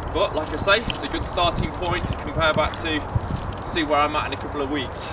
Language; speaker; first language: English; native; English